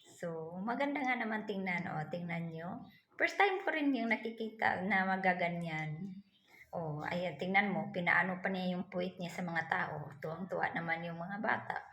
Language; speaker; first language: Filipino; non-native, local second language; Cebuano